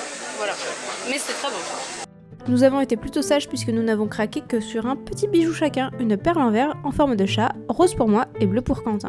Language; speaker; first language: French; native; French